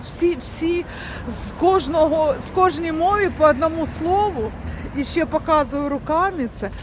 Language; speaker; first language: Ukrainian; native; Ukrainian